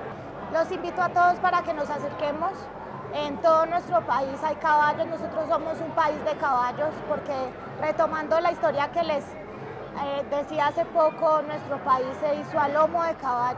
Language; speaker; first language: Spanish; native; Spanish